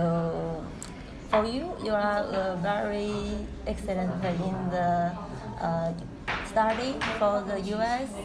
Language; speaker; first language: English; non-native, learner; Chinese